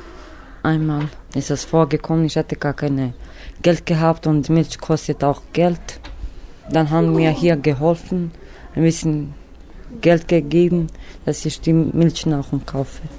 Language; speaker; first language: German; non-native, learner; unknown